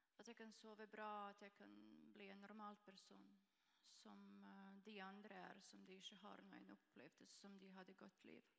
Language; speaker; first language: Norwegian; non-native, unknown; Croatian